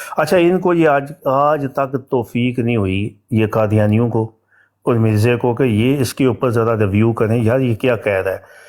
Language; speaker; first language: Urdu; non-native, local second language; Punjabi